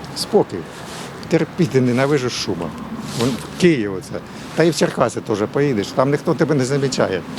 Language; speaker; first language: Ukrainian; native; Ukrainian